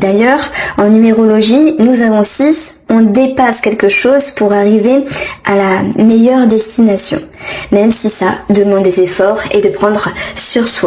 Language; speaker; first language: French; native; French